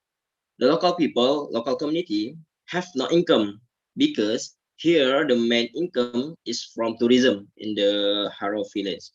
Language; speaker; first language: English; non-native, learner; Indonesian